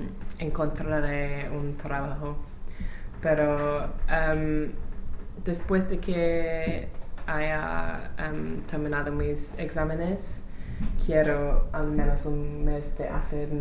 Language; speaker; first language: Spanish; non-native, learner; English